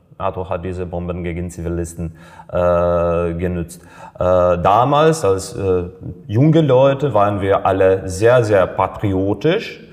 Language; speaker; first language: German; non-native, fluent; Serbian